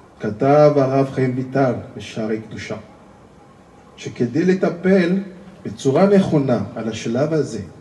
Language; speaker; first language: Hebrew; non-native, learner; French